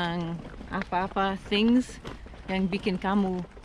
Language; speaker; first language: Indonesian; non-native, learner; English